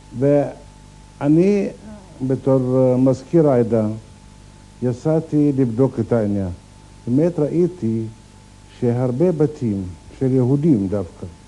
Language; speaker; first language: Hebrew; non-native, fluent; Arabic